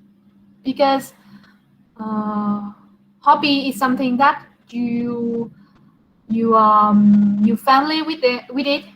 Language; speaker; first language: English; non-native, learner; Vietnamese